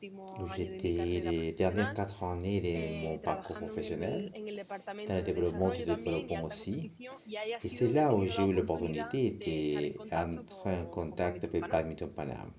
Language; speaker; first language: French; non-native, learner; Spanish